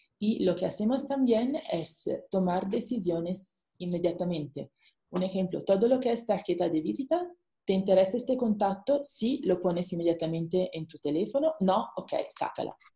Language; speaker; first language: Spanish; non-native, fluent; Italian